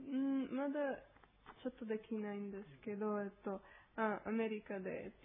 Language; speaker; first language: Japanese; non-native, learner; Spanish